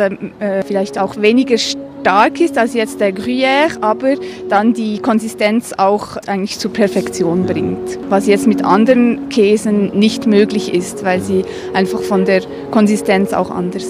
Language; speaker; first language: German; native; German